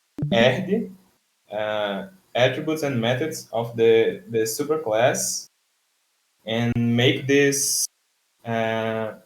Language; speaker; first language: English; non-native, learner; Portuguese